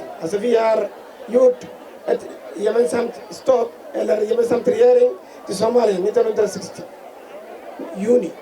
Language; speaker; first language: Swedish; non-native, fluent; Somali